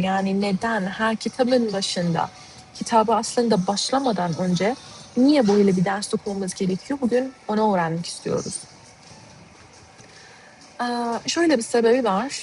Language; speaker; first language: Turkish; non-native, fluent; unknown